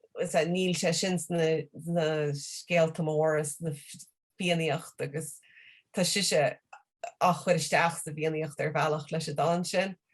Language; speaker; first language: Irish; native; Irish